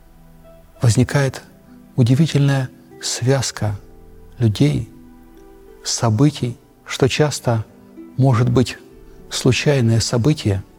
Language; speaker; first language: Russian; native; Russian